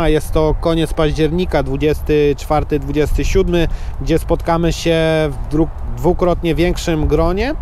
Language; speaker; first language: Polish; native; Polish